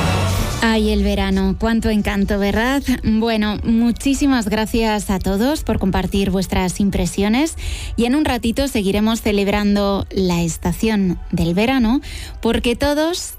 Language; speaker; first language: Spanish; native; Spanish